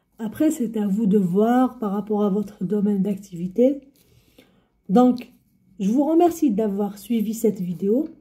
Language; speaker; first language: French; non-native, local second language; Arabic